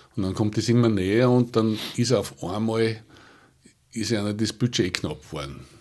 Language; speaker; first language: German; native; German